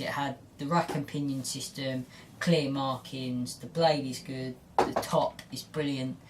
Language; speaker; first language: English; native; English